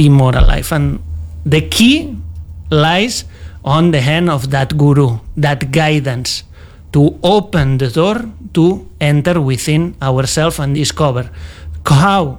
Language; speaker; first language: English; non-native, fluent; Spanish